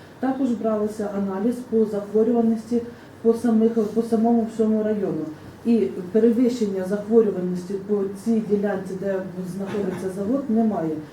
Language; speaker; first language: Ukrainian; native; Ukrainian